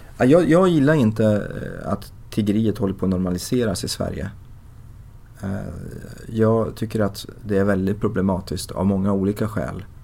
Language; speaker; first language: Swedish; early bilingual, other home language; Persian